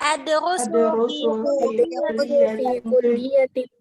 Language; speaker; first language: Arabic; non-native, learner; Indonesian